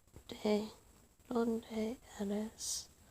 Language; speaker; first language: Spanish; non-native, learner; English